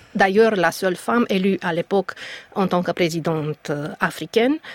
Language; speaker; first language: French; non-native, fluent; Romanian